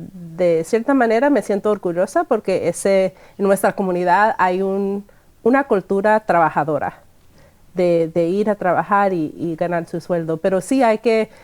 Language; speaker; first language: Spanish; early bilingual, heritage; Spanish